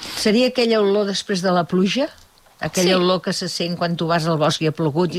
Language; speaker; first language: Catalan; native; Catalan